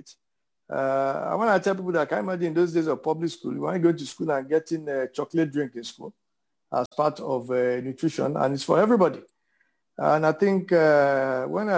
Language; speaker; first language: English; non-native, local second language; Yoruba